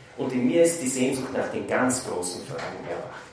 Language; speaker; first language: German; native; German